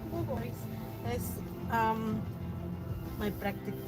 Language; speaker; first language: English; non-native, learner; Spanish